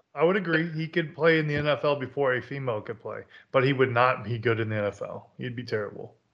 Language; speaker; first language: English; native; English